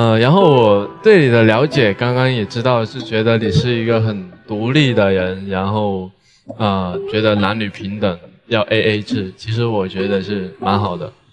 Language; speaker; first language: Chinese; non-native, local second language; Cantonese